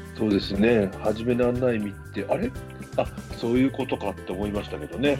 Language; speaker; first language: Japanese; native; Japanese